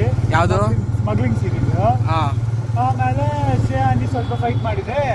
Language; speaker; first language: Kannada; non-native, local second language; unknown